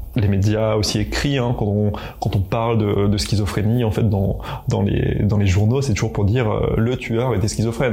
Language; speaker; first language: French; native; French